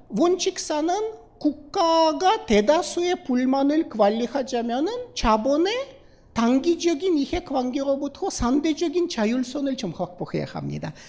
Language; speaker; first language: Korean; non-native, fluent; Russian